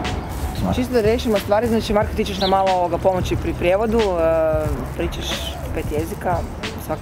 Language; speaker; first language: Croatian; native; Croatian